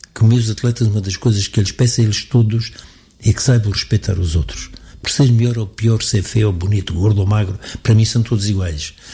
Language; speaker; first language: Portuguese; native; Portuguese